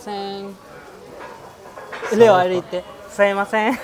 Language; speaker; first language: French; non-native, learner; Japanese